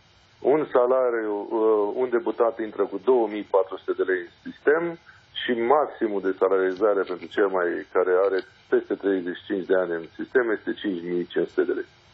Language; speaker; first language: Romanian; native; Romanian